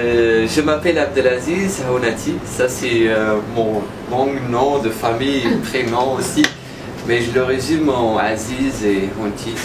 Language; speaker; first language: French; non-native, local second language; Arabic